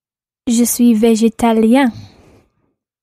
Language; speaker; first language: French; non-native, learner; English